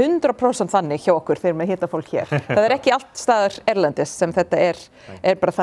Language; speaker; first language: Icelandic; non-native, learner; English